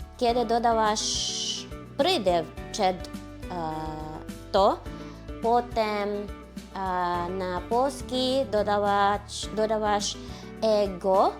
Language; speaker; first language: Polish; non-native, learner; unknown